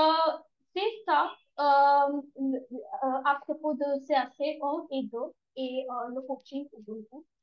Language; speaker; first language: French; non-native, learner; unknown